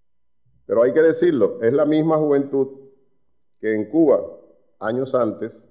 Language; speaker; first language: Spanish; native; Spanish